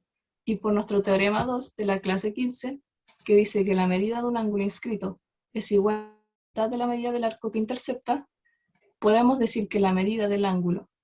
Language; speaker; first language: Spanish; native; Spanish